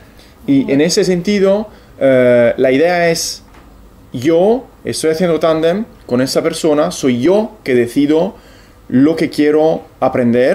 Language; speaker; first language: Spanish; non-native, fluent; Italian